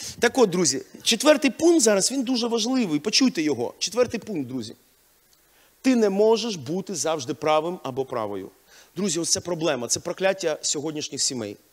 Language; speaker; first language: Ukrainian; non-native, local second language; Russian